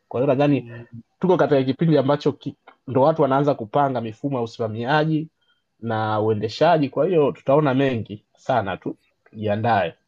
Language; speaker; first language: Swahili; native; Swahili